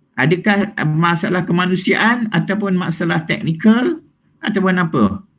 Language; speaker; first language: Malay; native; Malay